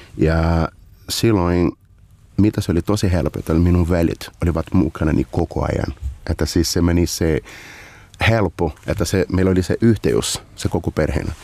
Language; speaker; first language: Finnish; non-native, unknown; Portuguese